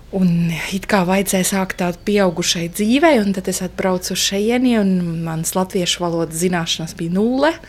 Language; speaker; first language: Latvian; non-native, fluent; Estonian